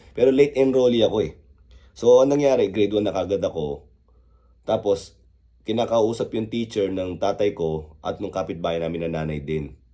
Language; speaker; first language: Filipino; early bilingual, other home language; Korean